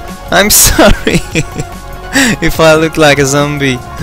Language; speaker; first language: English; non-native, learner; French